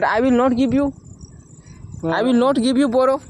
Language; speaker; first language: English; non-native, learner; Hindi